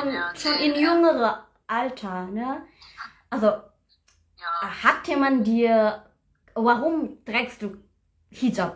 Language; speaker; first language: German; non-native, learner; Indonesian